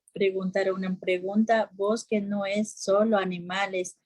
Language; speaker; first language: Spanish; non-native, local second language; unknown